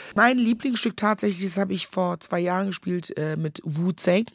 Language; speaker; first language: German; native; German